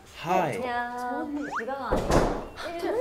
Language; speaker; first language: Korean; native; Korean